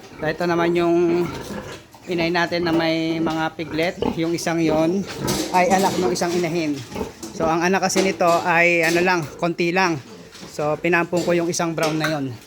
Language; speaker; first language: Filipino; non-native, local second language; Cebuano